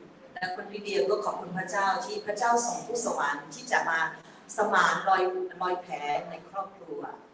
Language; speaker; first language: Thai; native; Thai